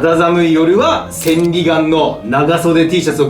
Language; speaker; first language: Japanese; native; Japanese